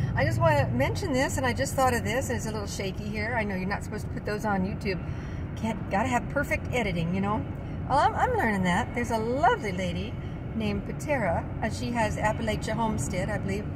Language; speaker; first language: English; native; English